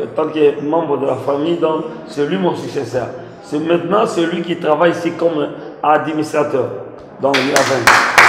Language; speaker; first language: French; non-native, local second language; Lingala